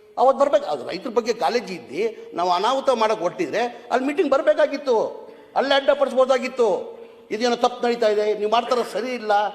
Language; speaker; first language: Kannada; non-native, local second language; Urdu